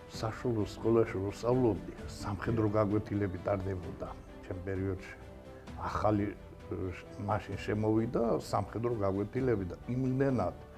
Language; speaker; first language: Georgian; native; Georgian